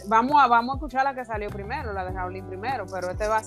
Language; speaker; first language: Spanish; early bilingual, heritage; Spanish